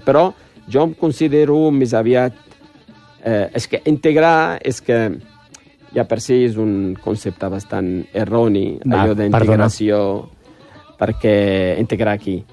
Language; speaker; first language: Catalan; non-native, fluent; Riffian